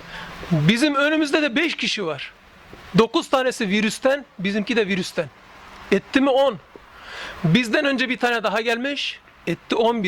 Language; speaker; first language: Turkish; native; Turkish